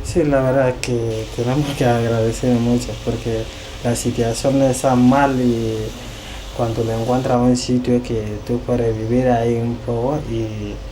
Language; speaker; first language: Spanish; non-native, learner; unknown